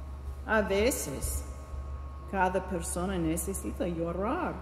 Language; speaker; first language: Spanish; non-native, fluent; English